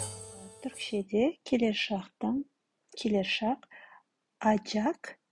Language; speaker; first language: Turkish; non-native, fluent; Kazakh